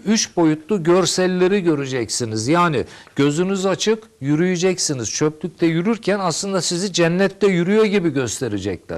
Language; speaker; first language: Turkish; native; Turkish